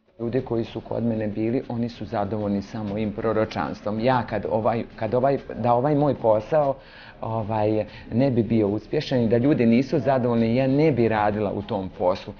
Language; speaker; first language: Serbian; native; Serbian